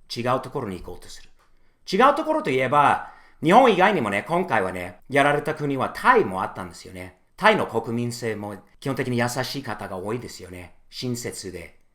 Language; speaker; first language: Japanese; non-native, fluent; English